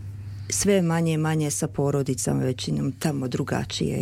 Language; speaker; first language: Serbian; early bilingual, heritage; Serbian